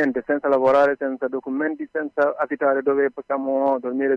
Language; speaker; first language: Italian; non-native, learner; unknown